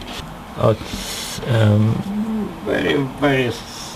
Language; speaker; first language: English; non-native, learner; Russian